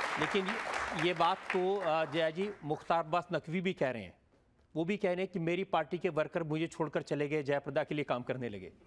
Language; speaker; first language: Hindi; native; Hindi